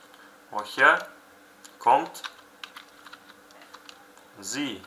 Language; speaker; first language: German; non-native, fluent; Uzbek